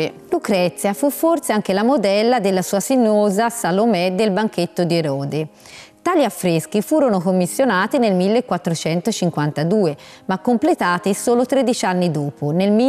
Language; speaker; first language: Italian; native; Italian